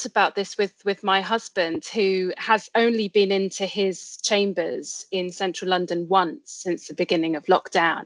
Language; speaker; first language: English; native; English